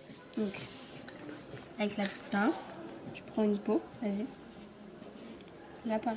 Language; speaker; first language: French; native; French